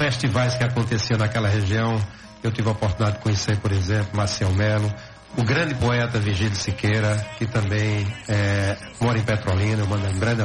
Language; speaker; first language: Portuguese; native; Portuguese